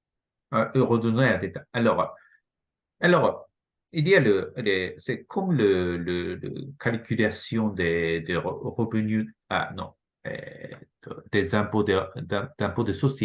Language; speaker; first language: French; non-native, fluent; Japanese